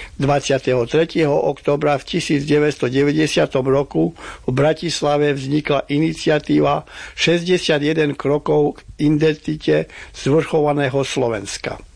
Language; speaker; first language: Slovak; early bilingual, heritage; Slovak